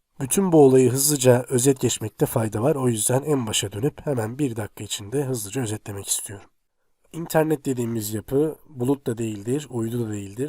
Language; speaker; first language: Turkish; native; Turkish